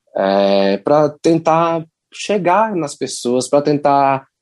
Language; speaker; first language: Portuguese; native; Portuguese